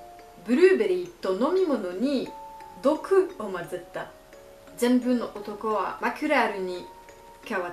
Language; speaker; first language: Japanese; non-native, learner; French